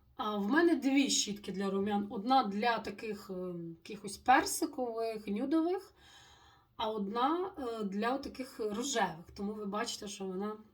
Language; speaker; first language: Ukrainian; non-native, local second language; Russian